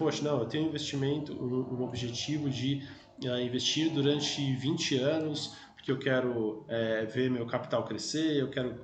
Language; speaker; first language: Portuguese; native; Portuguese